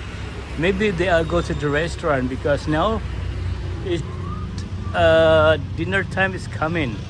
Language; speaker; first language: English; non-native, local second language; Indonesian